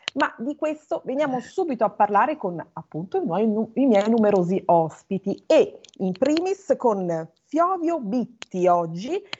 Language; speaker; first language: Italian; native; Italian